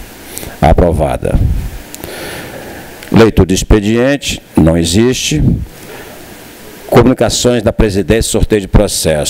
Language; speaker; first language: Portuguese; native; Portuguese